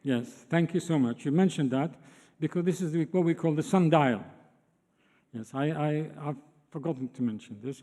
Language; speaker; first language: English; non-native, fluent; Arabic